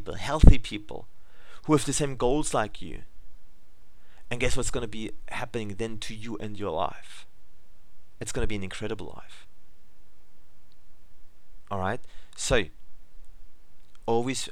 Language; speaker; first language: English; non-native, fluent; German